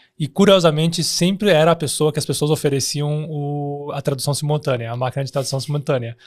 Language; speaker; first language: Portuguese; early bilingual, other home language; Chinese